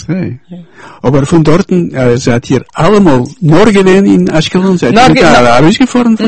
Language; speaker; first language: German; early bilingual, heritage; Yiddish